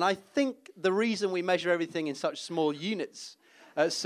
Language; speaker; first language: English; native; English